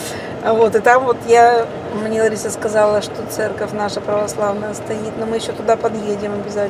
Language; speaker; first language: Russian; native; Russian